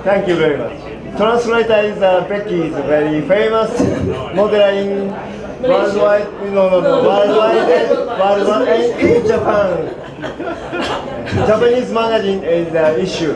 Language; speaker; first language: English; non-native, learner; Japanese